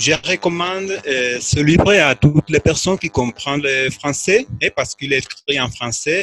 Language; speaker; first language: French; non-native, fluent; Spanish